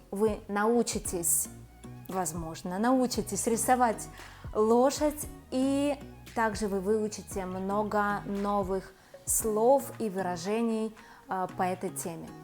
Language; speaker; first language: Russian; native; Russian